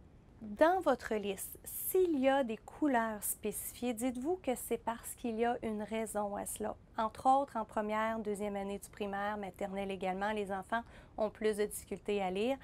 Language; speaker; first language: French; native; French